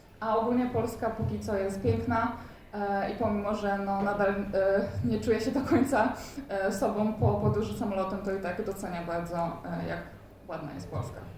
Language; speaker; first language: Polish; native; Polish